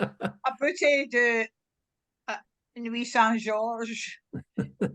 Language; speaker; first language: French; non-native, learner; English